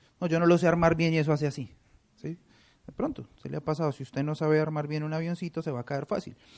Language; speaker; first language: Spanish; native; Spanish